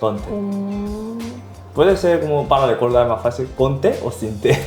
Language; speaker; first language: Spanish; non-native, learner; Korean